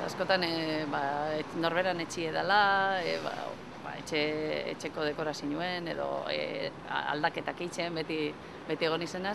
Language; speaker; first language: Basque; native; Basque